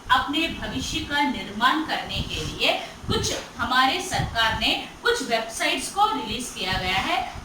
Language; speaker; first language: Hindi; non-native, local second language; Telugu